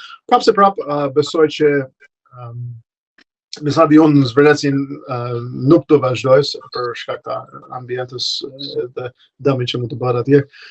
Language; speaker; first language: Albanian; non-native, fluent; English